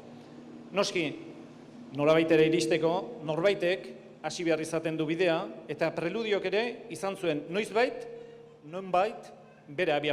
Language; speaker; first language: Basque; native; Basque